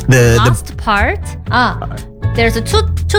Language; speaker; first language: English; non-native, learner; Korean